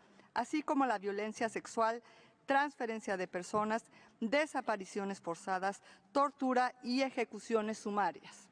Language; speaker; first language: Spanish; native; Spanish